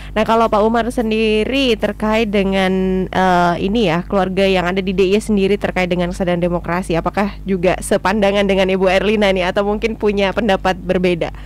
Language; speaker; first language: Indonesian; native; Indonesian